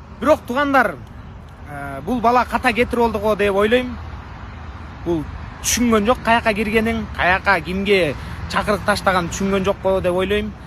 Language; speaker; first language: Kyrgyz; non-native, local second language; Russian